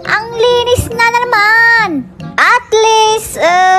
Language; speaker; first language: Filipino; non-native, local second language; Iloko